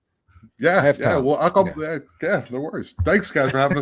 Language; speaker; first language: English; native; English